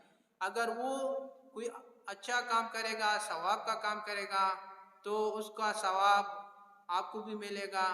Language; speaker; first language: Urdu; non-native, local second language; Pashto